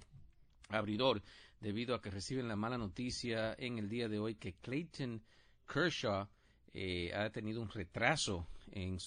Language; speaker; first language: Spanish; native; Spanish